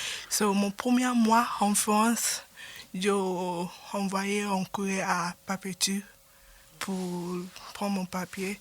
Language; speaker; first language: French; non-native, learner; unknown